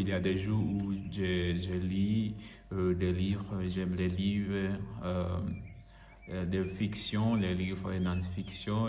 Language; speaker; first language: French; non-native, learner; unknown